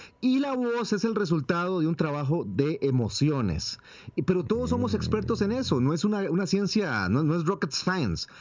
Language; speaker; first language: Spanish; native; Spanish